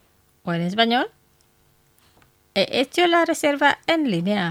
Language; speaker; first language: Spanish; non-native, fluent; Indonesian